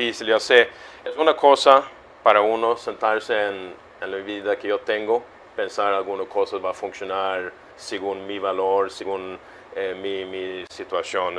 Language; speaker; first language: Spanish; non-native, fluent; Swedish